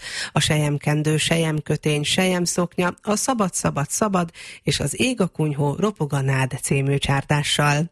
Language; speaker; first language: Hungarian; native; Hungarian